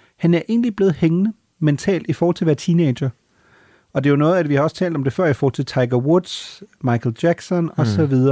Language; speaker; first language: Danish; non-native, fluent; German